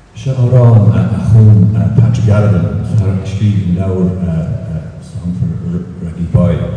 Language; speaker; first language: English; native; English